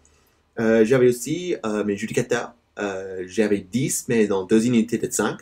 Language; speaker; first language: French; non-native, learner; English